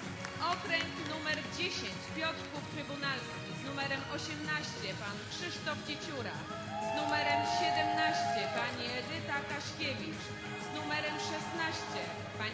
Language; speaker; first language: Polish; native; Polish